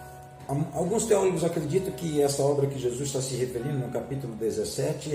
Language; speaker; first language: Portuguese; native; Portuguese